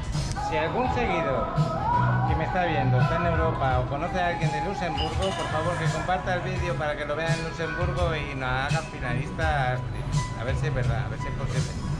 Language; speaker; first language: Spanish; native; Spanish